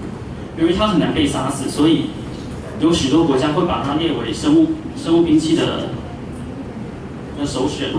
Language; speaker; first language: Chinese; native; Chinese